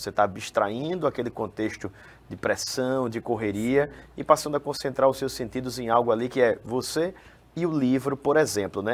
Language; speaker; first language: Portuguese; native; Portuguese